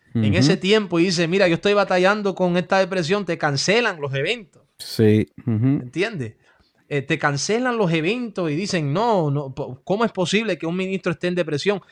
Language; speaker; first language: Spanish; early bilingual, heritage; Spanish